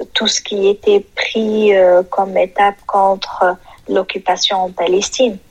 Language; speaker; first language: French; non-native, fluent; Arabic